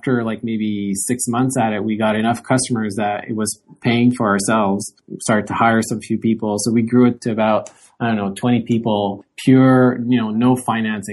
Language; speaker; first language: English; native; English